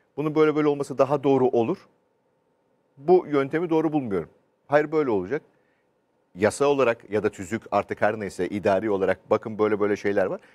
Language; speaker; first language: Turkish; native; Turkish